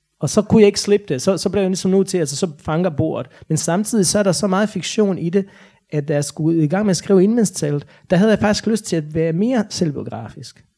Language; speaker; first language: Danish; non-native, fluent; Bosnian